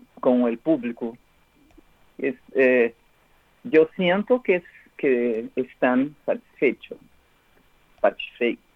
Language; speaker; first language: Spanish; non-native, learner; Portuguese